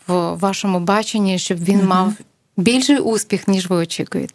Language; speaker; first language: Ukrainian; native; Ukrainian